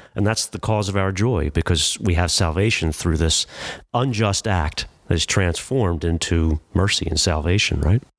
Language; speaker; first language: English; native; English